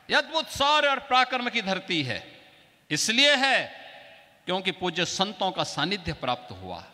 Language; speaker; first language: Hindi; native; Hindi